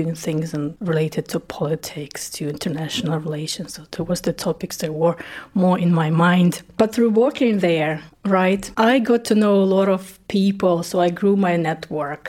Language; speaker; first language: English; non-native, fluent; Russian